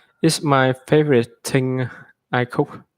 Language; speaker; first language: English; non-native, learner; Vietnamese